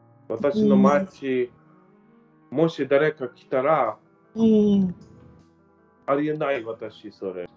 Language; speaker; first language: Japanese; non-native, learner; Ukrainian